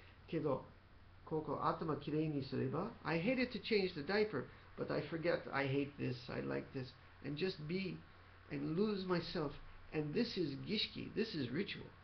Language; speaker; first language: English; native; English